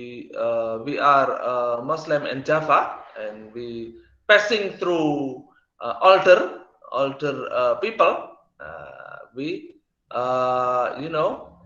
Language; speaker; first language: English; non-native, learner; Indonesian